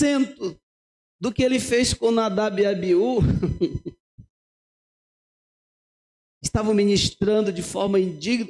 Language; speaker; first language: Portuguese; native; Portuguese